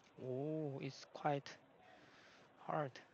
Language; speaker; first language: English; non-native, learner; Korean